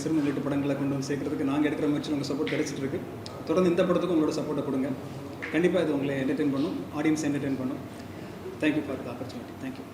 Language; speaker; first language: Tamil; native; Tamil